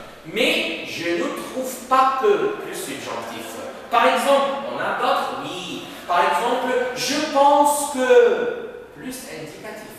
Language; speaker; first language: French; non-native, fluent; Arabic